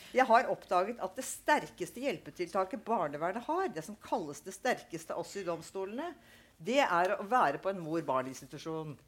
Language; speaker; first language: Norwegian; native; Norwegian